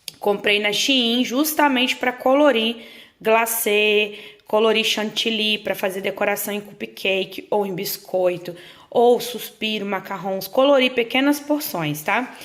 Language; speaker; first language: Portuguese; native; Portuguese